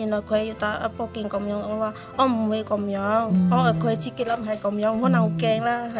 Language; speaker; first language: Chinese; non-native, learner; Indonesian